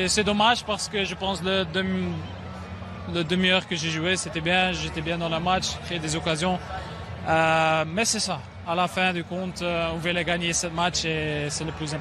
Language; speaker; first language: French; non-native, local second language; Dutch